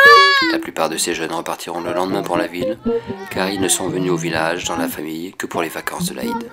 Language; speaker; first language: French; native; French